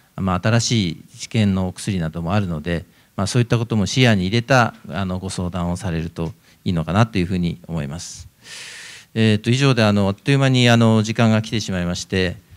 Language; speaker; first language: Japanese; native; Japanese